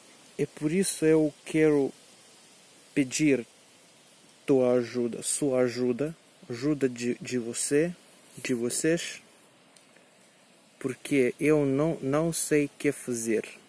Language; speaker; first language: Portuguese; non-native, learner; Spanish